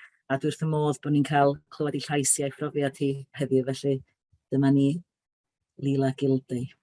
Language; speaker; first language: Welsh; native; Welsh